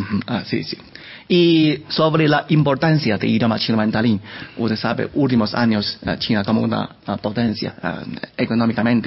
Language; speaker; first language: Spanish; non-native, learner; Chinese